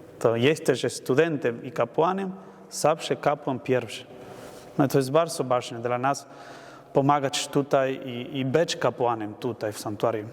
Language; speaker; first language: Polish; non-native, learner; Spanish